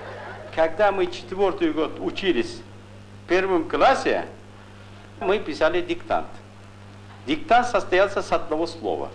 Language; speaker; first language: Russian; non-native, local second language; Kyrgyz